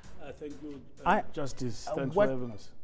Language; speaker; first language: English; non-native, local second language; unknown